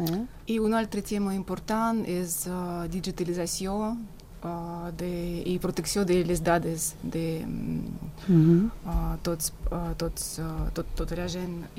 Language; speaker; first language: Catalan; non-native, fluent; Russian